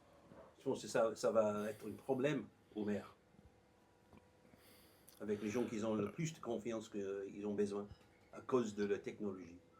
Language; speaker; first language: French; non-native, learner; English